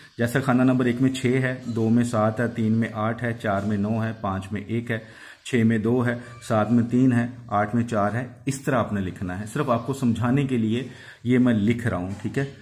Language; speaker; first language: Urdu; non-native, local second language; Punjabi